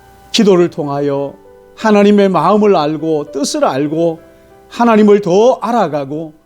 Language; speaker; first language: Korean; native; Korean